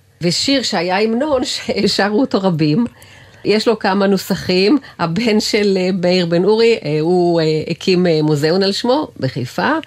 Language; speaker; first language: Hebrew; native; Hebrew